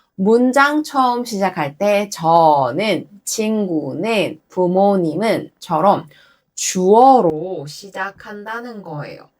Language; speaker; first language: Korean; native; Korean